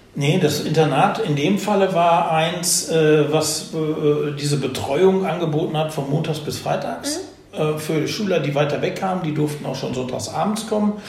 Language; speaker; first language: German; native; German